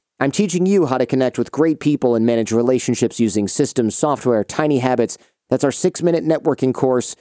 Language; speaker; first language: English; native; English